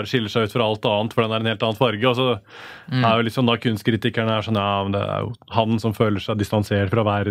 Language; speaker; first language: Norwegian; native; Norwegian